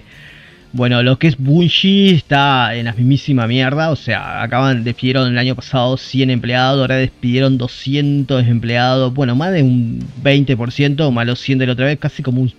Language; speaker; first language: Spanish; native; Spanish